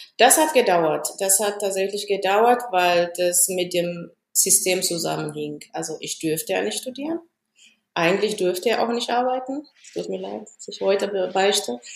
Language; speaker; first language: German; non-native, fluent; Amharic